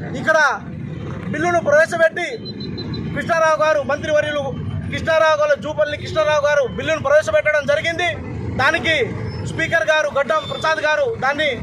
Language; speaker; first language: Telugu; non-native, local second language; Lambadi